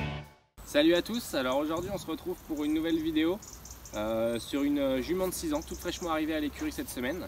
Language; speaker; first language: French; native; French